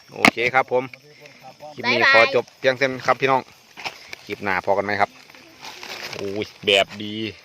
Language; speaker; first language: Thai; native; Thai